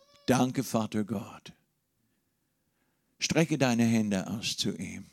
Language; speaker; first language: German; non-native, fluent; English